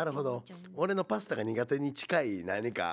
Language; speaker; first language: Japanese; native; Japanese